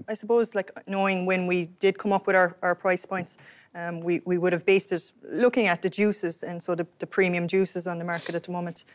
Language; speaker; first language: English; native; English